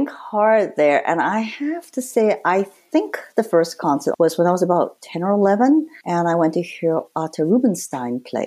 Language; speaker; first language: English; native; English